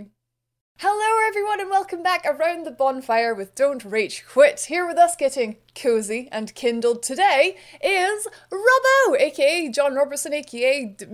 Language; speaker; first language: English; native; English